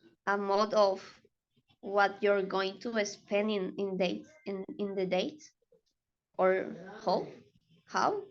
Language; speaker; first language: English; non-native, learner; Spanish